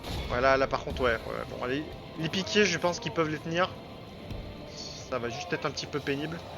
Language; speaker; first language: French; native; French